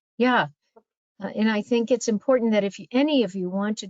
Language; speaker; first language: English; native; English